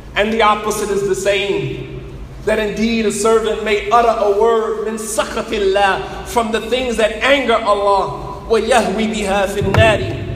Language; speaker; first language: English; native; English